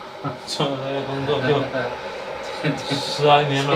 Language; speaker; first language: Chinese; native; Chinese